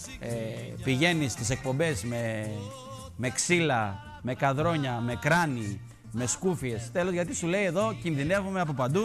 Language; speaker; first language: Greek; native; Greek